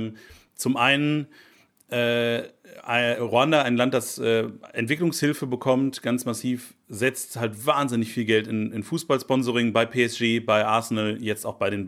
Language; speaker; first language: German; native; German